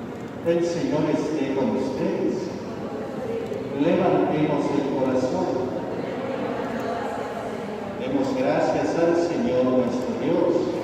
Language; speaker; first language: Spanish; native; Spanish